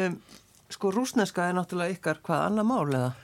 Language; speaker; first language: Icelandic; native; Icelandic